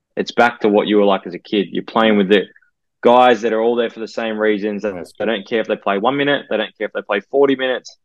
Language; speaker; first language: English; native; English